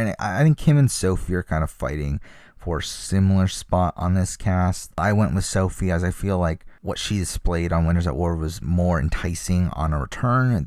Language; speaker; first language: English; native; English